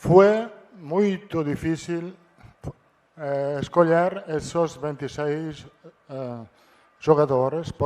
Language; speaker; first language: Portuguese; non-native, learner; Italian